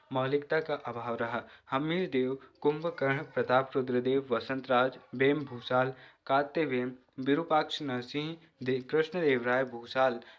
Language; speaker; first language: Hindi; native; Hindi